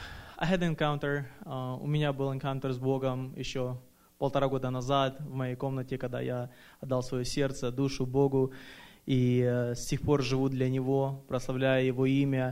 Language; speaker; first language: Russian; early bilingual, other home language; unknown